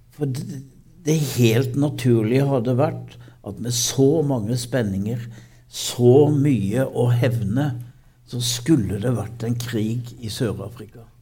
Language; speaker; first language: Norwegian; native; Norwegian